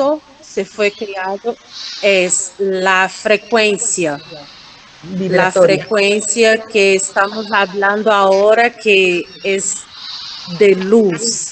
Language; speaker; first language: Spanish; non-native, fluent; Portuguese